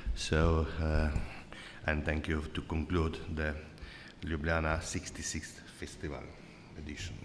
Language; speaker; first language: English; non-native, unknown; Slovenian